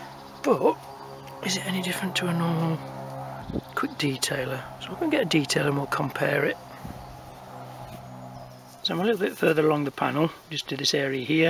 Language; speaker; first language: English; native; English